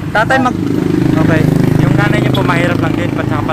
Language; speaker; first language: Filipino; native; Filipino